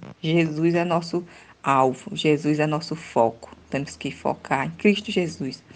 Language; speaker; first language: Portuguese; native; Portuguese